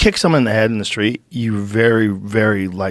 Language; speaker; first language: English; native; English